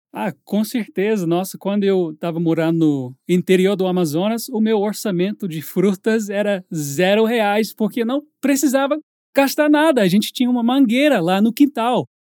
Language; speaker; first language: Portuguese; non-native, fluent; English